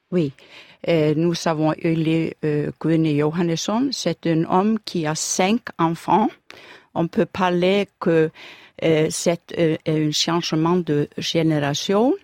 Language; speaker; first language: French; non-native, learner; Icelandic